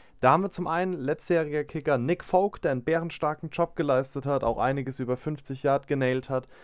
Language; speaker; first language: German; native; German